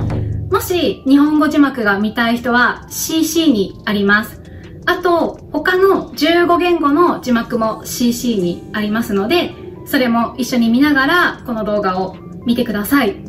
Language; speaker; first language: Japanese; native; Japanese